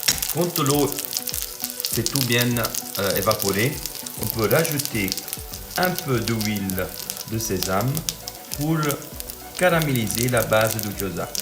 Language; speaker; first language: French; non-native, fluent; Italian